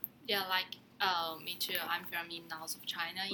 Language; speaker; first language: English; non-native, learner; Chinese